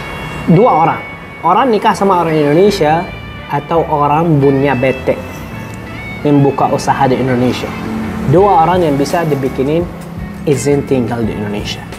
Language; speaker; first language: Indonesian; non-native, fluent; Arabic